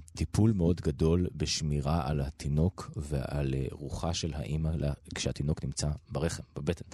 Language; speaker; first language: Hebrew; native; Hebrew